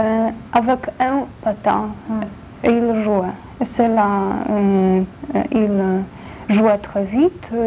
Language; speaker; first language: French; non-native, learner; Polish